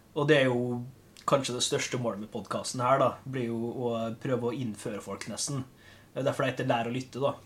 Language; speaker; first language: Norwegian; native; Norwegian